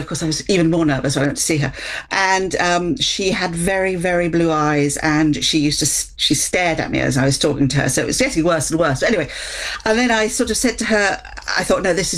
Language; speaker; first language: English; native; English